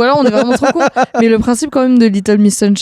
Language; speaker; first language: French; native; French